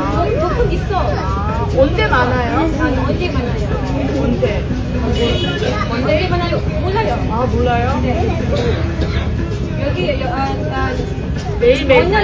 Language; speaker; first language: Korean; non-native, learner; Indonesian